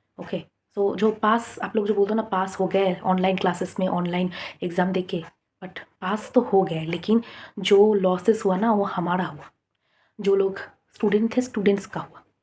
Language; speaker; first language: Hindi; non-native, local second language; Bangla